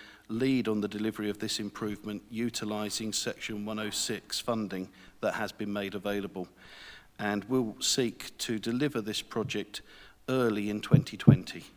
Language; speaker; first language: English; native; English